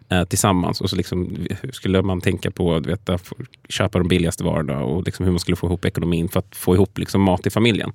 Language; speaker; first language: Swedish; native; Swedish